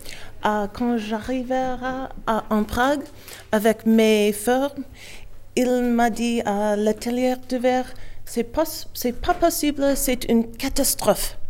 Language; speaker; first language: French; non-native, learner; English